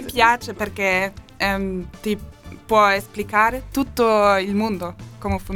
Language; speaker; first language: Italian; non-native, learner; German